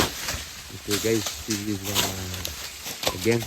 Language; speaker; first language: English; non-native, local second language; Fijian